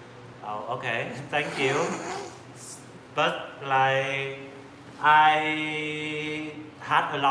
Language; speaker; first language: English; non-native, learner; Vietnamese